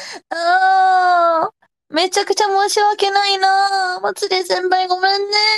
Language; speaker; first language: Japanese; non-native, learner; Indonesian